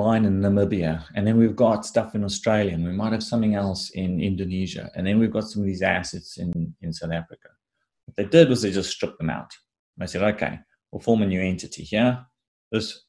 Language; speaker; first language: English; native; English